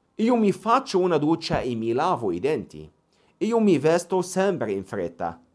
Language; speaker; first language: Italian; non-native, fluent; Arabic